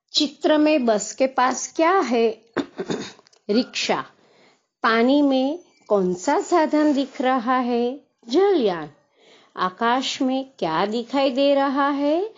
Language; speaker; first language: Hindi; non-native, local second language; Gujarati